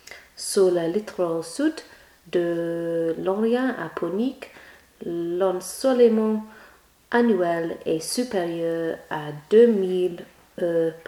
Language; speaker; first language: French; non-native, learner; English